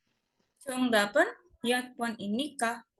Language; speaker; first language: Korean; non-native, fluent; Indonesian